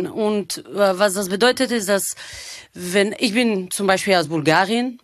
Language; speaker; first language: German; non-native, fluent; Bulgarian